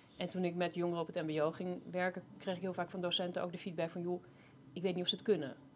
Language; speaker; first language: Dutch; native; Dutch